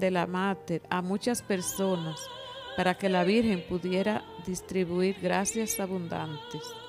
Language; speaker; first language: Spanish; native; Spanish